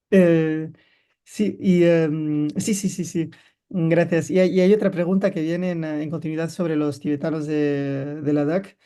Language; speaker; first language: Spanish; non-native, fluent; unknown